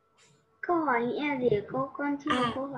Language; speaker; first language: Vietnamese; native; Vietnamese